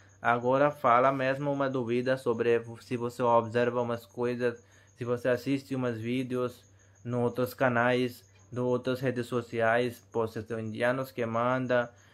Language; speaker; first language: Portuguese; non-native, learner; Hindi